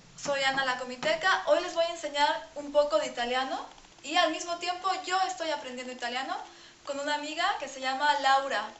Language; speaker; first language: Spanish; non-native, fluent; French